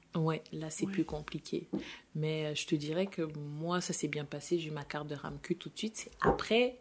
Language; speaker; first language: French; native; French